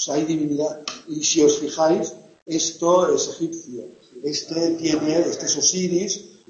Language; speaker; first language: Spanish; non-native, local second language; Catalan